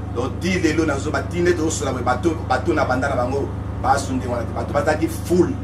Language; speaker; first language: Lingala; native; Lingala